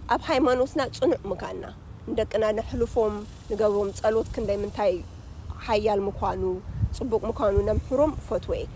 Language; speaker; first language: Tigrinya; early bilingual, heritage; Tigrinya